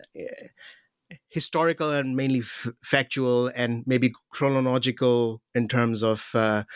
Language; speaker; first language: English; non-native, local second language; Urdu